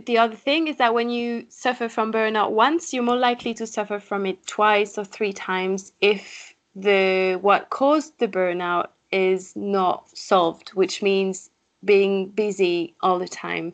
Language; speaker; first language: English; non-native, fluent; French